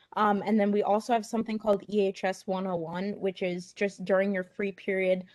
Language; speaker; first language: English; native; English